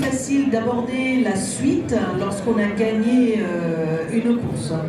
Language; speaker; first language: French; native; French